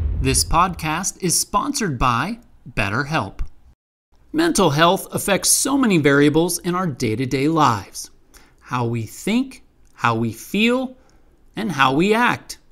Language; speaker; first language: English; native; English